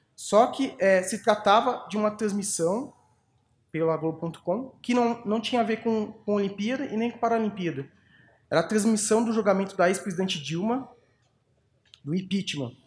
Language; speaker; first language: Portuguese; native; Portuguese